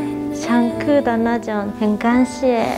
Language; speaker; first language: Chinese; non-native, fluent; Japanese